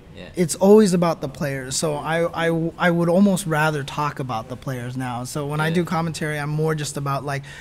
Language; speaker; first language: English; native; English